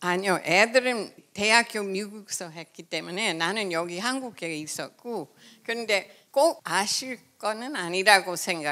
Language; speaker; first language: Korean; non-native, fluent; English